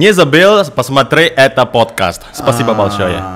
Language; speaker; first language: Russian; non-native, learner; Indonesian